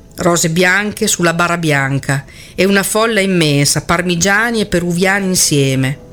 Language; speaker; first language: Italian; native; Italian